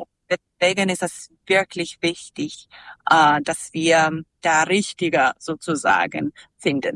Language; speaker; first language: German; non-native, learner; Serbian